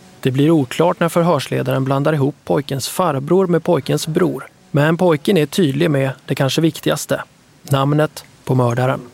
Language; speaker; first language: Swedish; native; Swedish